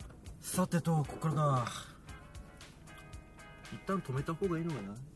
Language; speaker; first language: Japanese; native; Japanese